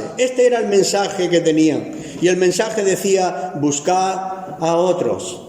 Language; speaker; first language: Spanish; native; Spanish